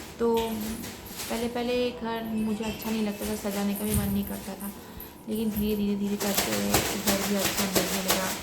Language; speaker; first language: Hindi; non-native, local second language; Bangla